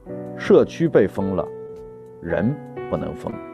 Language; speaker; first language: Chinese; native; Chinese